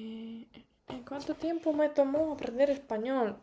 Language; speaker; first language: Spanish; non-native, fluent; Russian